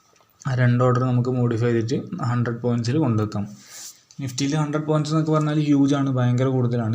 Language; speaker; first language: Malayalam; native; Malayalam